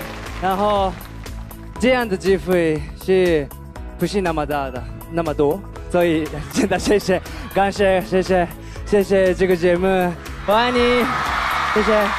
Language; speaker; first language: Chinese; non-native, learner; Japanese